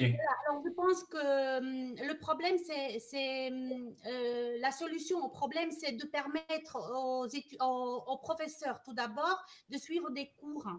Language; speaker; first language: French; non-native, fluent; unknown